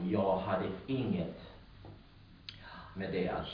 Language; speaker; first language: Swedish; non-native, learner; English